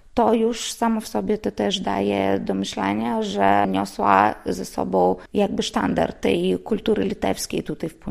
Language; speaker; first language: Polish; non-native, local second language; Lithuanian